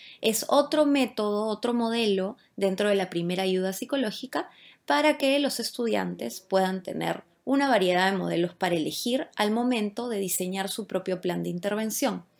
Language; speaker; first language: Spanish; native; Spanish